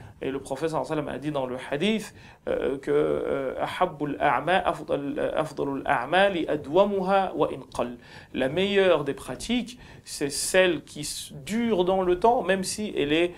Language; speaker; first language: French; non-native, local second language; Ngazidja Comorian